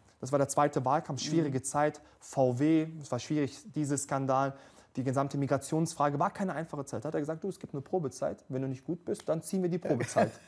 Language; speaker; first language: German; early bilingual, other home language; Bosnian